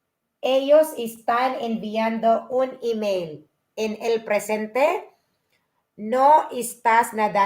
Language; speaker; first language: Spanish; non-native, fluent; Filipino